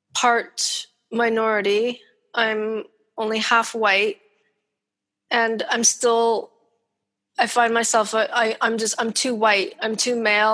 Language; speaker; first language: English; native; English